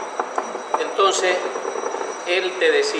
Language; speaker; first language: Spanish; native; Spanish